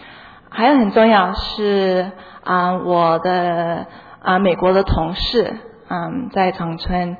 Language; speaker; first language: Chinese; early bilingual, heritage; Chinese